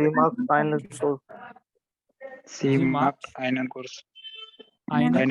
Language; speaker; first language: German; non-native, learner; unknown